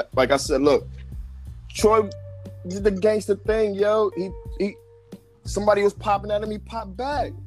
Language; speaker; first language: English; native; English